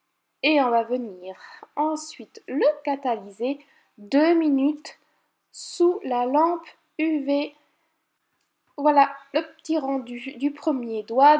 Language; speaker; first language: French; native; French